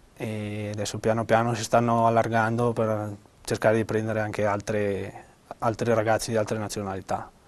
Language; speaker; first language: Italian; native; Italian